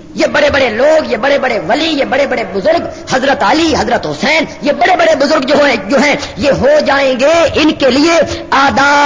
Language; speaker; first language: Urdu; native; Urdu